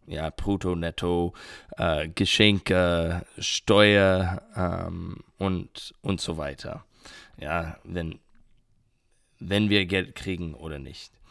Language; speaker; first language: German; non-native, learner; English